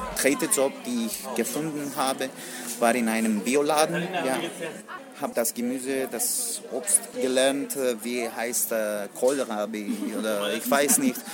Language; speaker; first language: German; non-native, learner; Greek